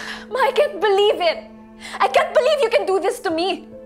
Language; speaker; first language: English; non-native, local second language; Filipino